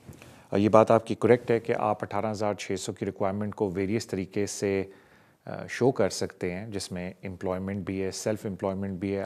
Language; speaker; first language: Urdu; native; Urdu